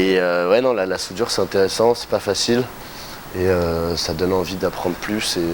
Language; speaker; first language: French; native; French